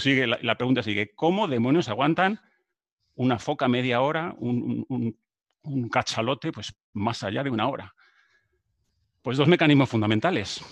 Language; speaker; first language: Spanish; native; Spanish